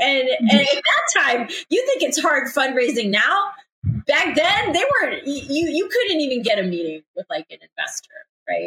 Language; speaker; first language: English; native; English